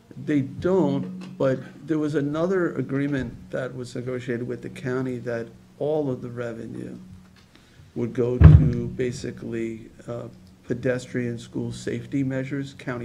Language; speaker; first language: English; native; English